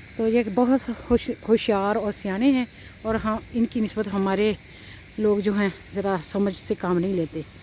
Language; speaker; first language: Urdu; non-native, local second language; Punjabi